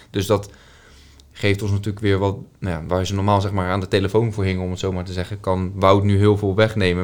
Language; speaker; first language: Dutch; native; Dutch